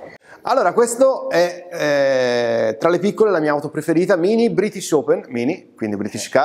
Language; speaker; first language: Italian; native; Italian